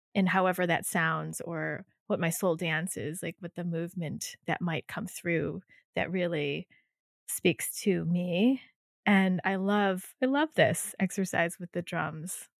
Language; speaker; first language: English; native; English